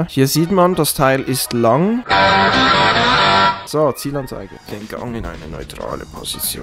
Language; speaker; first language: German; native; German